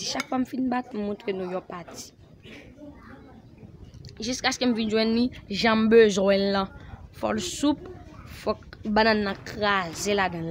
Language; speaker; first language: French; non-native, learner; Haitian Creole